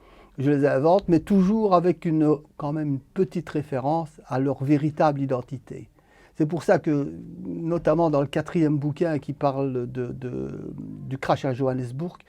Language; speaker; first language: French; native; French